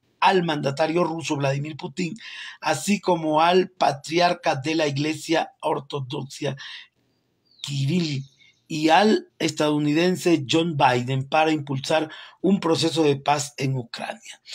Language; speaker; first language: Spanish; native; Spanish